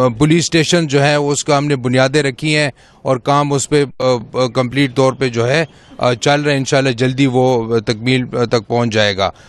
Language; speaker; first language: Urdu; non-native, local second language; Pashto